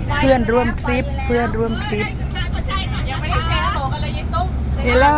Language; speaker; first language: Thai; native; Thai